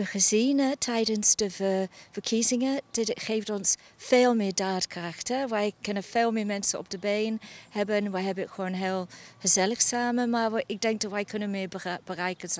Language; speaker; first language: Dutch; non-native, fluent; English